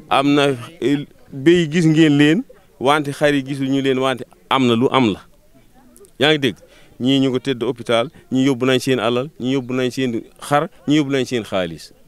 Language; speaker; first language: Wolof; non-native, local second language; Fula